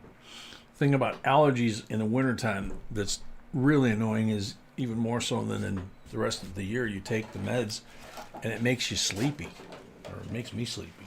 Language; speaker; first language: English; native; English